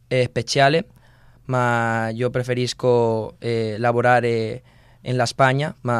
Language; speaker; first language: Italian; non-native, learner; Spanish